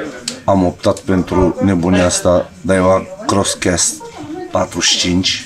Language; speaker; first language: Romanian; native; Romanian